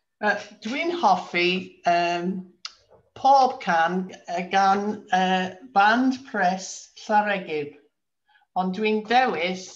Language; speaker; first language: Welsh; non-native, learner; English